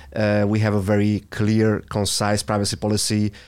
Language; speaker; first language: English; non-native, fluent; Hungarian